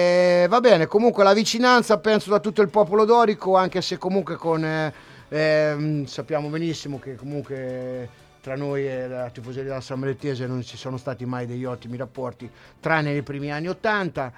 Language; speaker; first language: Italian; native; Italian